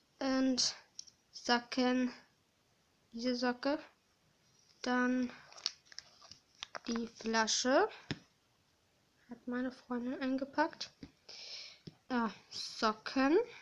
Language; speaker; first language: German; native; German